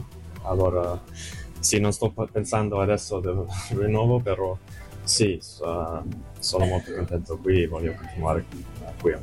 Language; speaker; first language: Italian; non-native, fluent; English